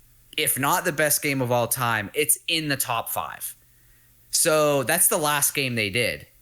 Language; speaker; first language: English; native; English